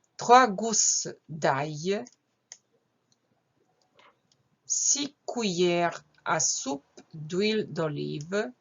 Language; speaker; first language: French; non-native, fluent; Croatian